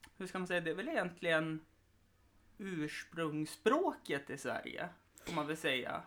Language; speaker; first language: Swedish; native; Swedish